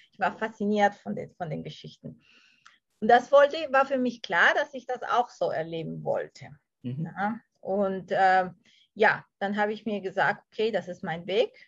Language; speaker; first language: German; non-native, fluent; Spanish